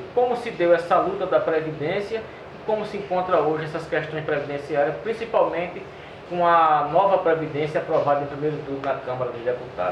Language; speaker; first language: Portuguese; native; Portuguese